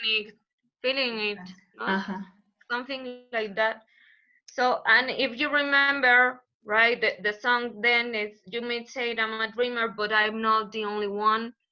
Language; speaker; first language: English; non-native, learner; Spanish